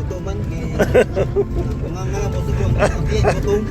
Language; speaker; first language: Filipino; non-native, local second language; Cebuano